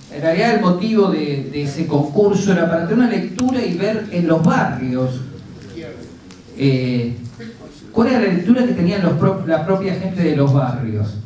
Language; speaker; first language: Spanish; native; Spanish